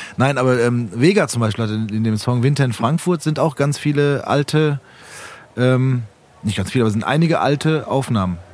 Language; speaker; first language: German; native; German